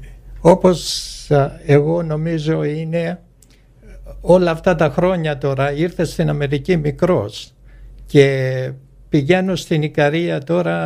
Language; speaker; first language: Greek; early bilingual, other home language; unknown